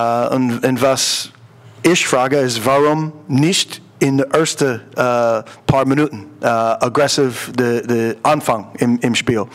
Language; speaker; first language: German; non-native, learner; English